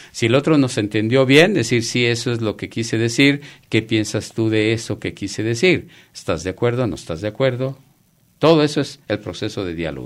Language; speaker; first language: Spanish; native; Spanish